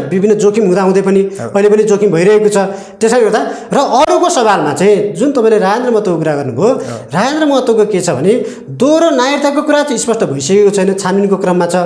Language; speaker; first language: Nepali; native; Nepali